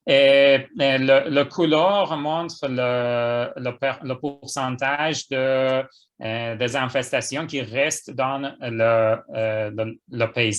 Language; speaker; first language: French; non-native, fluent; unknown